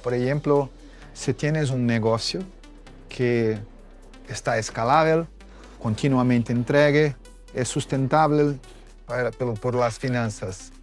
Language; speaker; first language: Spanish; non-native, fluent; Portuguese